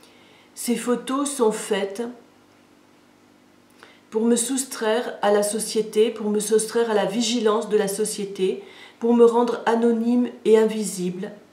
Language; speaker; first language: French; native; French